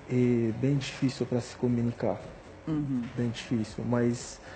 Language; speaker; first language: Portuguese; non-native, fluent; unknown